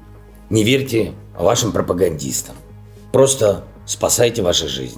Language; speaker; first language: Russian; native; Russian